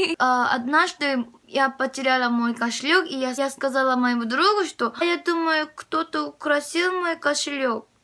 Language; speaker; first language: Russian; non-native, fluent; Korean